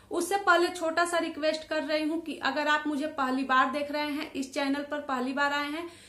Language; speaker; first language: Hindi; native; Hindi